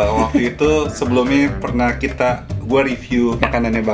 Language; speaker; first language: Indonesian; native; Indonesian